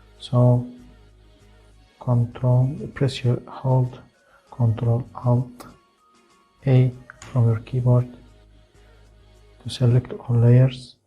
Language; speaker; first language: English; non-native, fluent; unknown